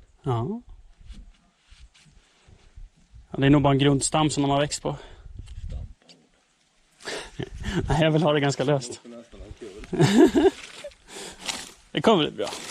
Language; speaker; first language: Swedish; native; Swedish